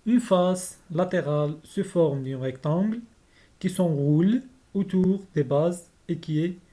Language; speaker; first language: French; non-native, local second language; Arabic